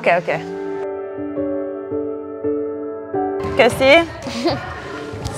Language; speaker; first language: Hungarian; non-native, learner; Norwegian